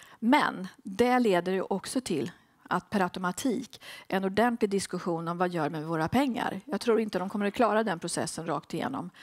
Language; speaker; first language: Swedish; native; Swedish